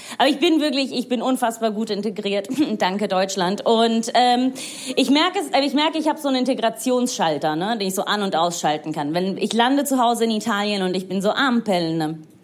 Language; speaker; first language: German; non-native, fluent; Italian